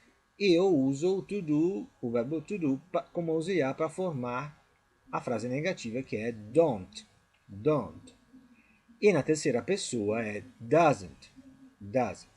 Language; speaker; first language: Portuguese; non-native, fluent; Italian